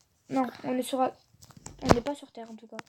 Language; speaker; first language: French; native; French